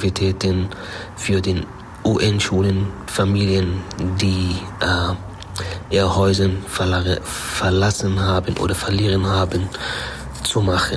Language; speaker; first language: German; non-native, learner; Arabic